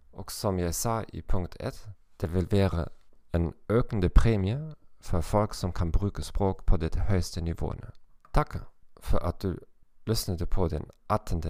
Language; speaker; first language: Norwegian; non-native, learner; German